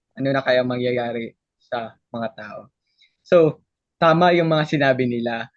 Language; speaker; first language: Filipino; non-native, local second language; Cebuano